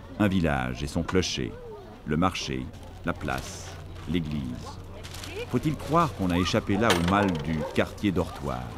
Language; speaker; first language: French; native; French